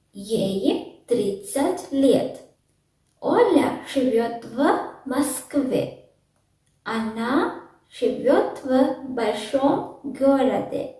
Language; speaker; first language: Russian; non-native, learner; Sinhala